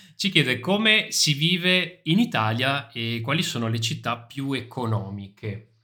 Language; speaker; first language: Italian; native; Italian